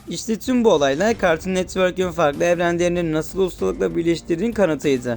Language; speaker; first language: Turkish; native; Turkish